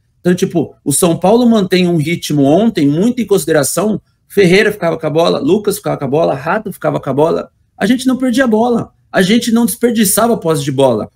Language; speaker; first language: Portuguese; native; Portuguese